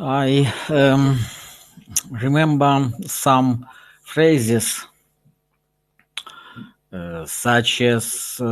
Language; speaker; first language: English; non-native, learner; Russian